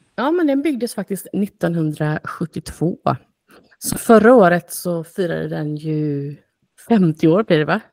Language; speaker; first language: Swedish; native; Swedish